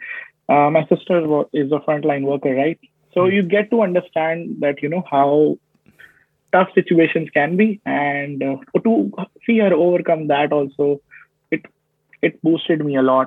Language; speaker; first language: English; non-native, local second language; Hindi